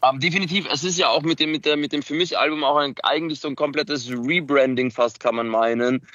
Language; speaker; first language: German; early bilingual, other home language; Macedonian